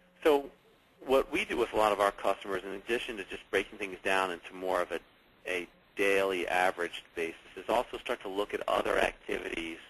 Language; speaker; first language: English; native; English